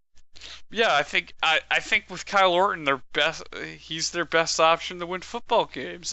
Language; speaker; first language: English; native; English